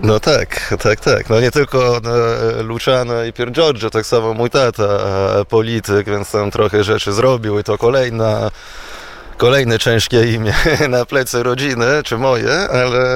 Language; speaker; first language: Polish; non-native, fluent; Italian